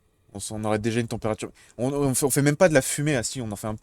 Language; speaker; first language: French; native; French